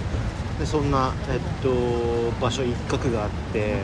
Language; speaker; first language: Japanese; native; Japanese